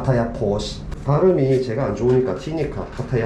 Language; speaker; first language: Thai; non-native, learner; Korean